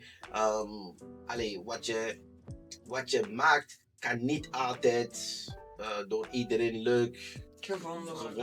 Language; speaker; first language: Dutch; non-native, fluent; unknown